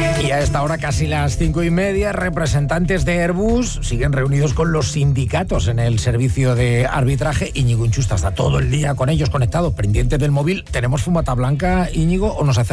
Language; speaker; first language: Spanish; native; Spanish